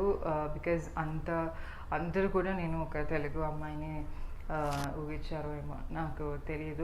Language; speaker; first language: Telugu; non-native, learner; Tamil